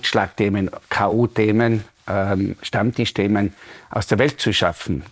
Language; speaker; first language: German; native; German